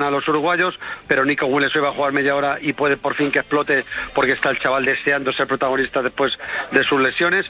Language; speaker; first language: Spanish; native; Spanish